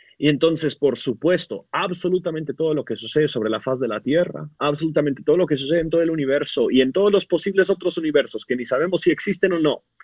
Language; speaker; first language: Spanish; early bilingual, other home language; English